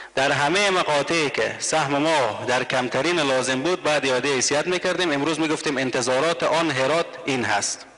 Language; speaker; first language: Persian; native; Persian